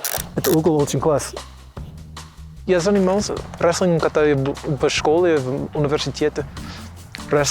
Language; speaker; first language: Russian; non-native, learner; English